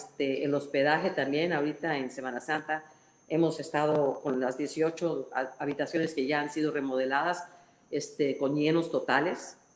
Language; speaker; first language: Spanish; non-native, fluent; English